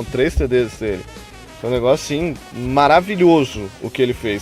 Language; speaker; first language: Portuguese; native; Portuguese